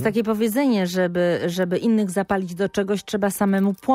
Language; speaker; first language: Polish; native; Polish